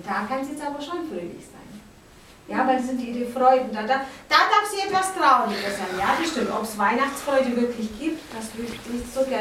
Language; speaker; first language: German; native; German